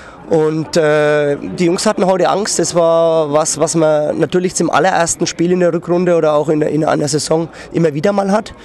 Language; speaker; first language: German; native; German